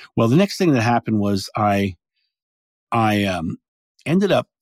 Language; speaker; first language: English; native; English